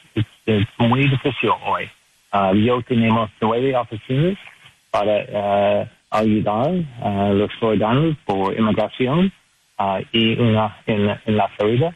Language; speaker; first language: Spanish; non-native, learner; English